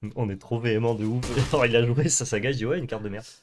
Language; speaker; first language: French; native; French